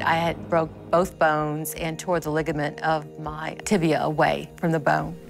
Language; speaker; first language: English; native; English